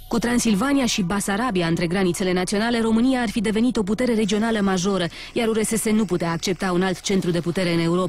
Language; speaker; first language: Romanian; native; Romanian